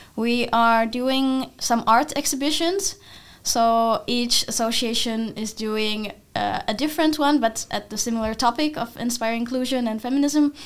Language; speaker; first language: English; non-native, fluent; Finnish